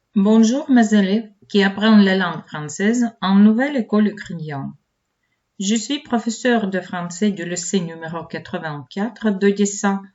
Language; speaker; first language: French; non-native, fluent; Ukrainian